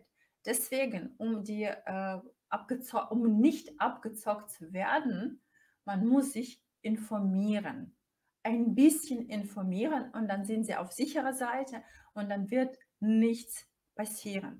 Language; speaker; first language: German; non-native, fluent; Russian